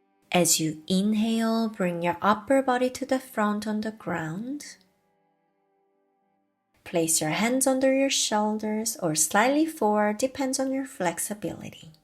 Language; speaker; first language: English; non-native, fluent; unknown